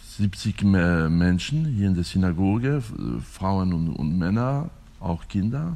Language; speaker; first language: German; non-native, fluent; French